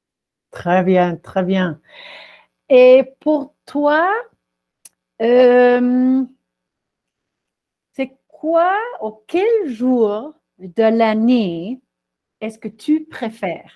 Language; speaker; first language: French; non-native, fluent; Spanish